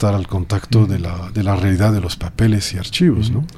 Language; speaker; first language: Spanish; non-native, fluent; French